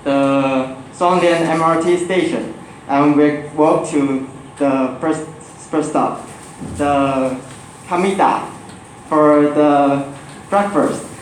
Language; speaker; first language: English; non-native, learner; Chinese